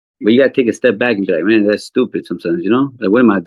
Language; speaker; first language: English; native; English